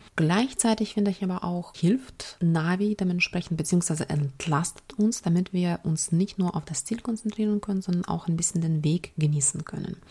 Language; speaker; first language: German; non-native, fluent; Ukrainian